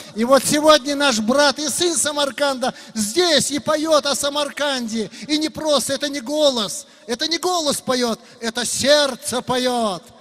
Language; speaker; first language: Russian; non-native, local second language; Uzbek